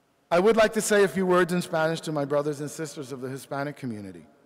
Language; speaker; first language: English; early bilingual, other home language; Spanish